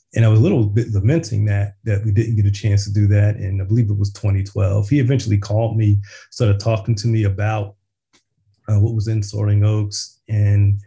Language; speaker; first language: English; native; English